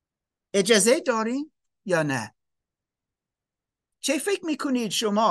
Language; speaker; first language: Persian; non-native, learner; English